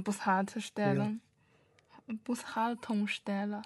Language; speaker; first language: German; non-native, learner; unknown